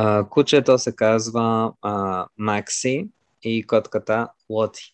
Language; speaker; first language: Bulgarian; non-native, learner; French